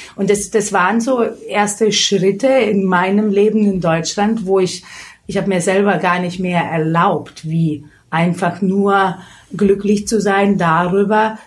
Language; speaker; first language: German; non-native, fluent; Lithuanian